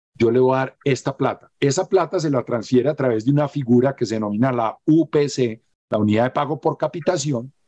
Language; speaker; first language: Spanish; native; Spanish